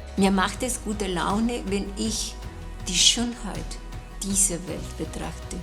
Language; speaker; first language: German; non-native, fluent; Spanish